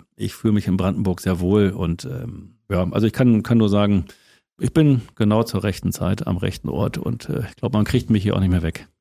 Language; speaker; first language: German; native; German